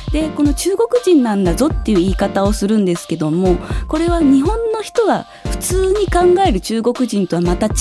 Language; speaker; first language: Japanese; early bilingual, other home language; Chinese